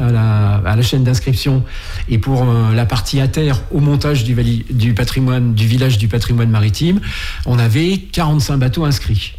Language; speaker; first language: French; native; French